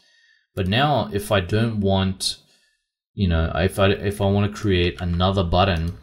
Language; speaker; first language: English; native; English